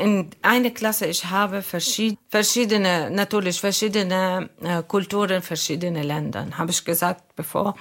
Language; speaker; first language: German; non-native, fluent; Arabic